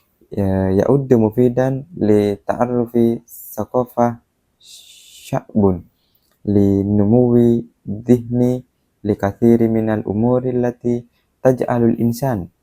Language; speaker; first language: Arabic; non-native, learner; Indonesian